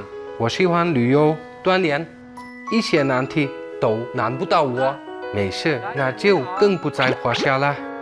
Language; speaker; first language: Chinese; non-native, fluent; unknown